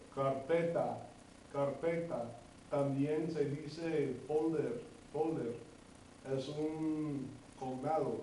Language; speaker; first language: Spanish; non-native, fluent; English